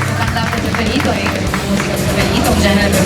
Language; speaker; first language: Italian; native; Italian